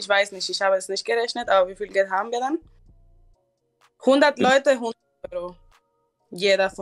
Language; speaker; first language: German; non-native, learner; Spanish